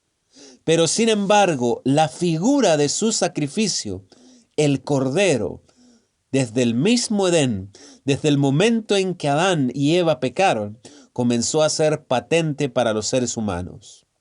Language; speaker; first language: Spanish; native; Spanish